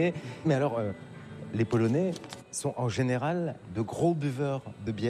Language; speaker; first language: French; native; French